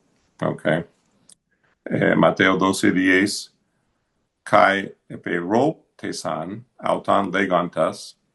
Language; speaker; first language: Spanish; non-native, fluent; English